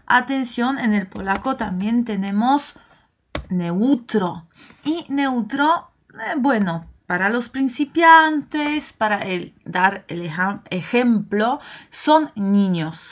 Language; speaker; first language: Spanish; non-native, fluent; Polish